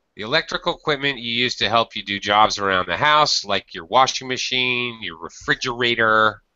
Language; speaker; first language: English; native; English